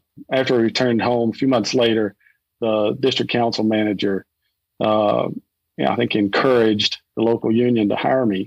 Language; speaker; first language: English; native; English